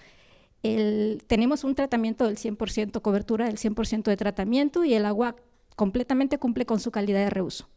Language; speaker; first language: Spanish; native; Spanish